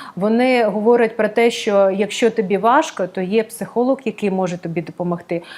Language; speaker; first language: Ukrainian; non-native, local second language; Russian